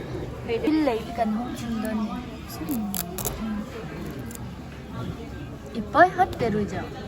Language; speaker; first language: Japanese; non-native, learner; Mizo